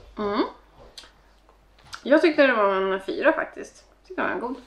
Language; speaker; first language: Swedish; native; Swedish